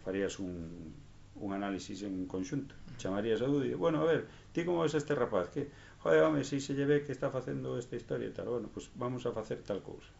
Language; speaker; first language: Spanish; non-native, local second language; Galician